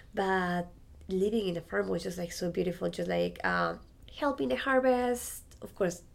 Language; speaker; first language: English; non-native, fluent; Spanish